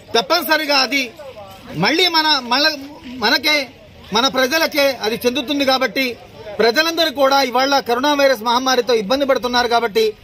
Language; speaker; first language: Telugu; non-native, local second language; Urdu